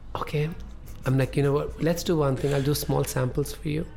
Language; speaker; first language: English; non-native, local second language; Punjabi